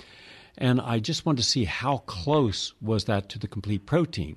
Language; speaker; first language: English; native; English